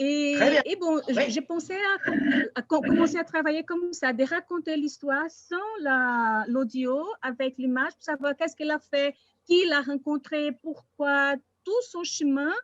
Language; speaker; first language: French; non-native, fluent; Portuguese